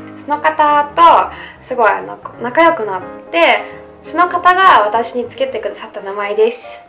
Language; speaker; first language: Japanese; non-native, fluent; Russian